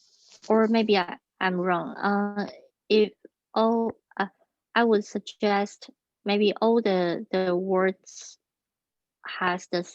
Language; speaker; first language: English; non-native, learner; Chinese